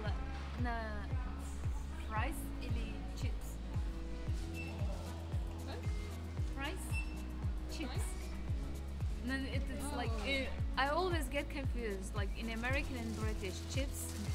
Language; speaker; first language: English; non-native, learner; Uzbek